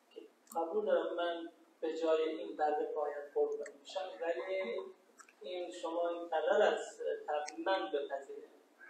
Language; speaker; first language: Persian; native; Persian